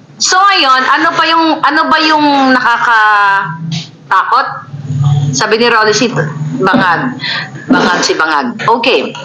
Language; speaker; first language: Filipino; non-native, local second language; Cebuano